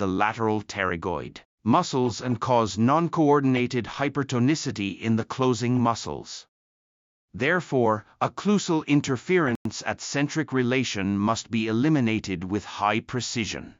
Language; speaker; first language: English; non-native, fluent; Japanese